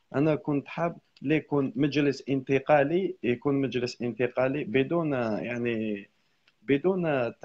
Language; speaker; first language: Arabic; native; Arabic